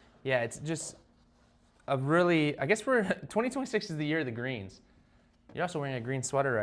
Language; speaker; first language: English; native; English